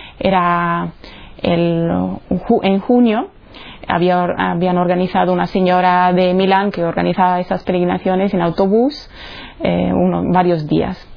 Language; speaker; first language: Spanish; non-native, fluent; Italian